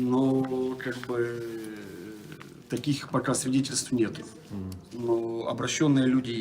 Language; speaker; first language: Russian; native; Russian